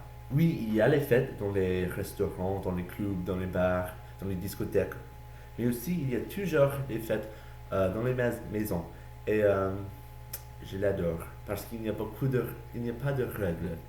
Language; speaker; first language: French; non-native, learner; English